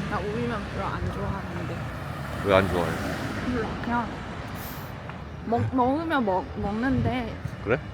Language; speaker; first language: Korean; non-native, fluent; Chinese